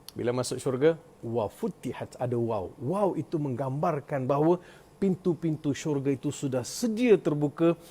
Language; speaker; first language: Malay; non-native, local second language; Tamil